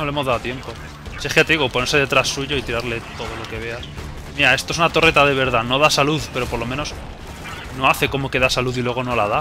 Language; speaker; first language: Spanish; native; Spanish